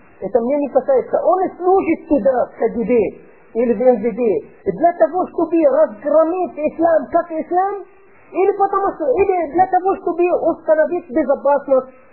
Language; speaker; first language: Russian; non-native, fluent; Arabic